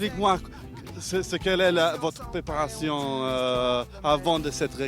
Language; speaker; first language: French; non-native, learner; English